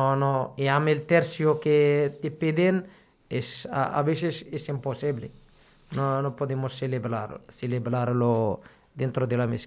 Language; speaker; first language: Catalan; non-native, learner; Arabic